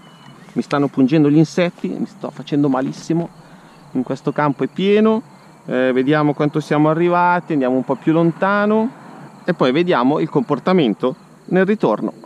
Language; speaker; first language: Italian; native; Italian